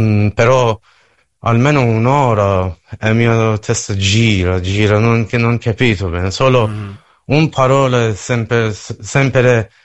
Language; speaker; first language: Italian; non-native, learner; Persian